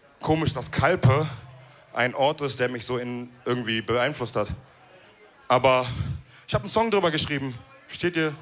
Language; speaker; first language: German; early bilingual, other home language; Wolof